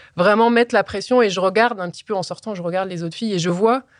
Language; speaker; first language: French; native; French